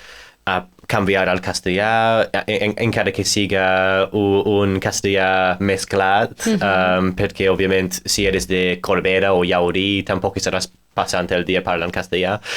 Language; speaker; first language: Catalan; non-native, fluent; English